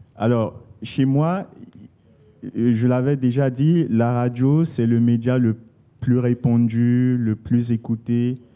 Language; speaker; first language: French; non-native, local second language; Sango